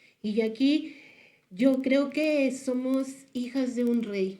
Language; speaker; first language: Spanish; native; Spanish